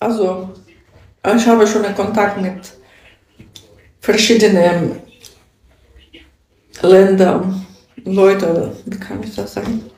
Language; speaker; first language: German; non-native, learner; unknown